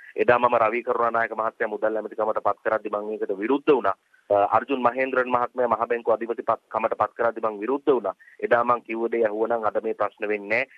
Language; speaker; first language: Sinhala; native; Sinhala